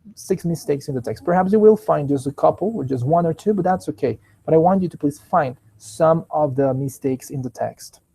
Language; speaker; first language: English; non-native, fluent; Spanish